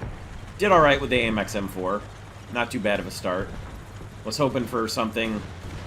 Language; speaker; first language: English; native; English